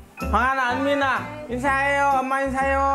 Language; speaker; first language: Korean; non-native, learner; Vietnamese